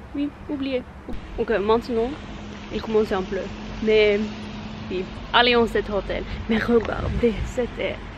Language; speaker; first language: French; non-native, learner; Norwegian